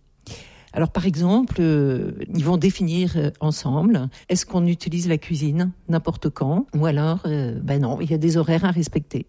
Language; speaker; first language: French; native; French